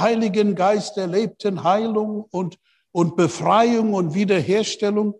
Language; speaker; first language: German; non-native, fluent; English